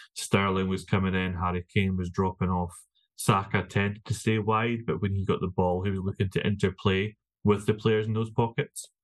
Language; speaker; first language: English; native; English